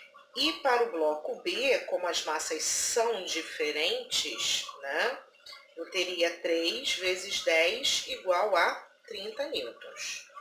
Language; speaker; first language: Portuguese; native; Portuguese